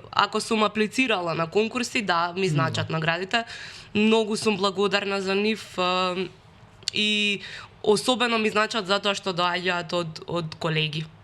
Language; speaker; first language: Macedonian; native; Macedonian